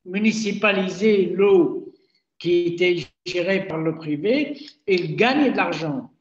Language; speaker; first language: French; non-native, local second language; Arabic